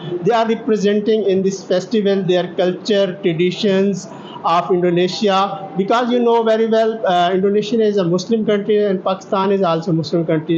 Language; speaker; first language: English; non-native, local second language; Urdu